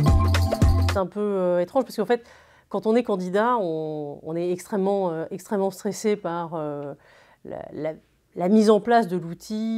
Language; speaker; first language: French; native; French